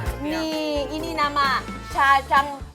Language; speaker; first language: Indonesian; non-native, fluent; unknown